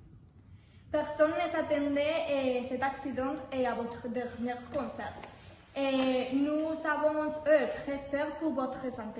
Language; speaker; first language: French; non-native, learner; Spanish